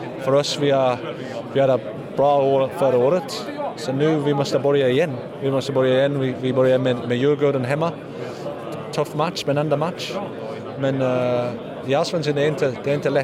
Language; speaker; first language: Swedish; non-native, learner; English